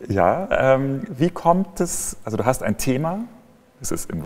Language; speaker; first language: German; native; German